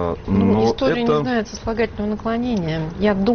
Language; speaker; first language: Russian; native; Russian